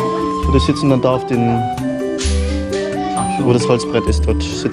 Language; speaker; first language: German; native; German